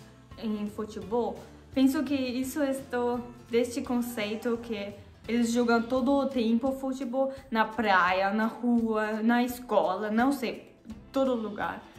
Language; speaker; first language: Portuguese; non-native, learner; German